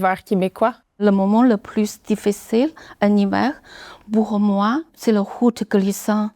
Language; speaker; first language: French; non-native, learner; Chinese